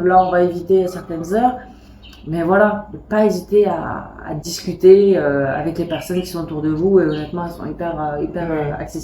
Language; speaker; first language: French; native; French